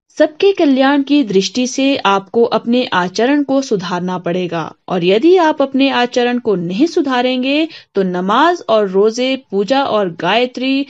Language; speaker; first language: Hindi; native; Hindi